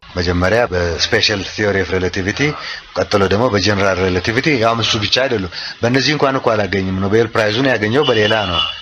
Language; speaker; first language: Amharic; non-native, local second language; Oromo